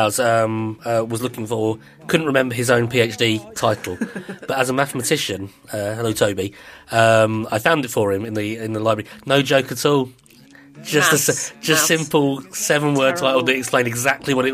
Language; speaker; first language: English; native; English